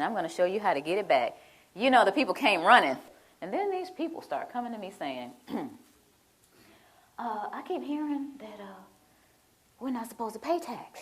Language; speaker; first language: English; native; English